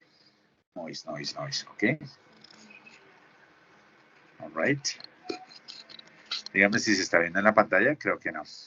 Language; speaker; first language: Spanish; native; Spanish